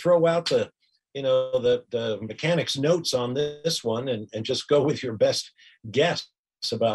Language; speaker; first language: English; native; English